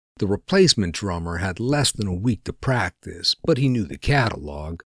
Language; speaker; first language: English; native; English